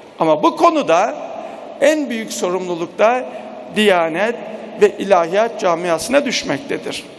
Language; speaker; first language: Turkish; native; Turkish